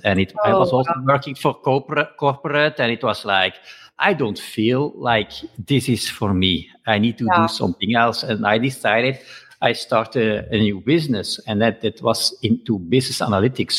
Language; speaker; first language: English; non-native, fluent; Dutch